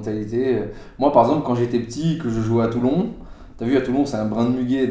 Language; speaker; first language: French; native; French